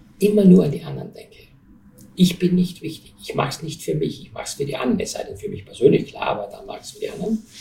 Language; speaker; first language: German; native; German